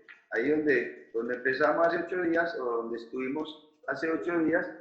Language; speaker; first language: Spanish; native; Spanish